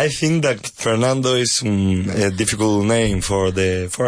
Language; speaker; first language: English; non-native, learner; Spanish